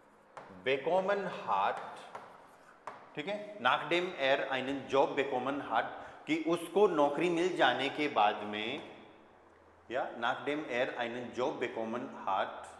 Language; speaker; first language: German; non-native, fluent; Hindi